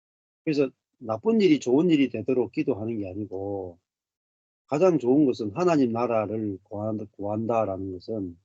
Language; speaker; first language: Korean; native; Korean